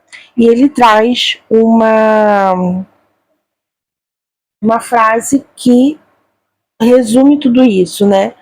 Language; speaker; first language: Portuguese; native; Portuguese